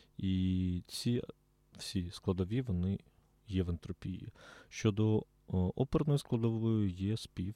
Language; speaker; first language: Ukrainian; native; Ukrainian